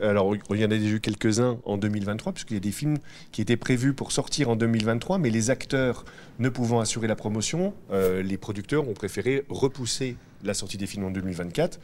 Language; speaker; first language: French; native; French